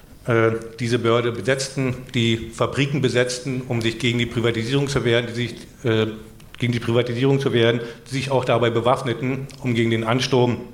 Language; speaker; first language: German; native; German